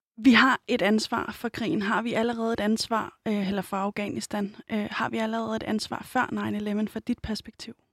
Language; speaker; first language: Danish; native; Danish